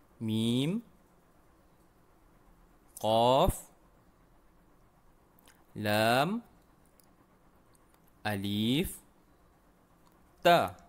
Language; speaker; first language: Arabic; non-native, fluent; Malay